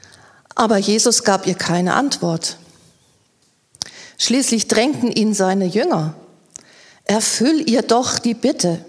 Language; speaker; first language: German; native; German